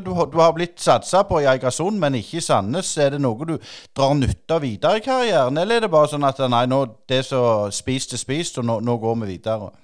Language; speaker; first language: Norwegian; native; Norwegian